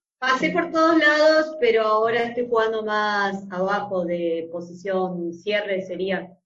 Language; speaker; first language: Spanish; native; Spanish